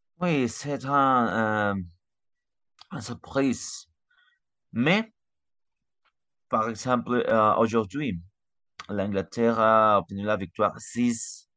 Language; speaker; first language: French; non-native, learner; Spanish